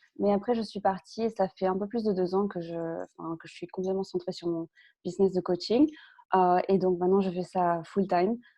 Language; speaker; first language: French; early bilingual, other home language; Spanish